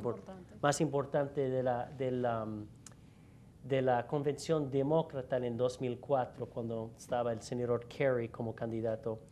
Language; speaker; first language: Spanish; non-native, fluent; English